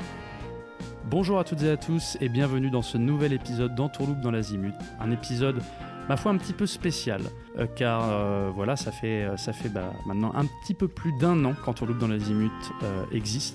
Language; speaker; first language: French; native; French